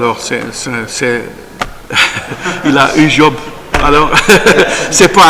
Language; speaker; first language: French; non-native, learner; Dutch